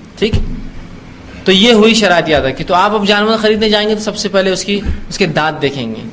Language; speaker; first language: Urdu; native; Urdu